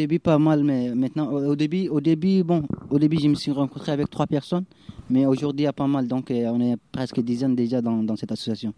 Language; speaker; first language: French; non-native, fluent; Arabic